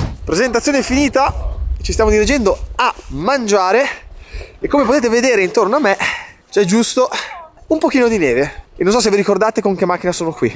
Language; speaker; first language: Italian; native; Italian